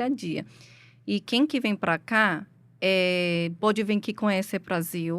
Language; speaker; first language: Portuguese; non-native, learner; Chinese